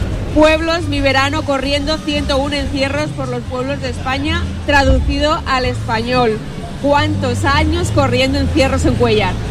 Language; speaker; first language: Spanish; native; Spanish